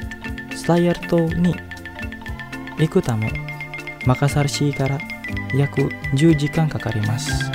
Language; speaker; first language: Japanese; non-native, fluent; Indonesian